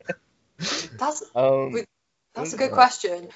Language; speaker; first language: English; native; English